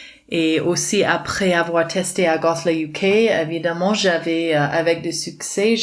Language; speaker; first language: French; non-native, fluent; English